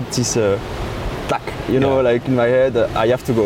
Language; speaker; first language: English; non-native, learner; French